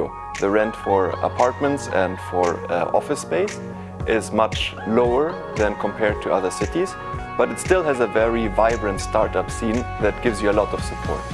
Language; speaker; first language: English; non-native, fluent; German